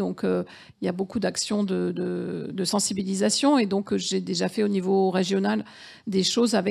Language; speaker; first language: French; native; French